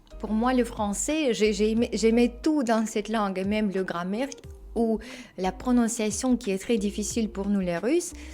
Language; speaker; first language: French; non-native, fluent; Russian